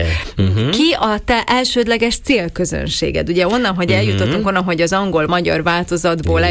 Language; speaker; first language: Hungarian; native; Hungarian